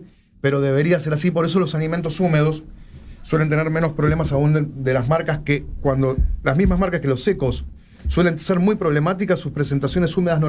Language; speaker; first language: Spanish; native; Spanish